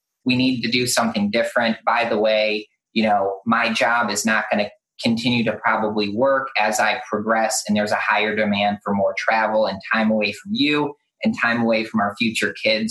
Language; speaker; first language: English; native; English